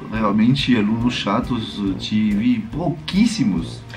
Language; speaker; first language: Portuguese; non-native, fluent; French